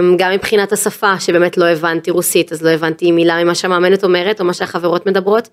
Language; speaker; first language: Hebrew; native; Hebrew